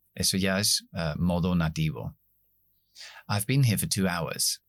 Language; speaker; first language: Spanish; non-native, fluent; English